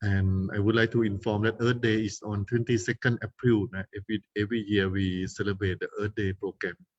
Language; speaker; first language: English; non-native, fluent; Thai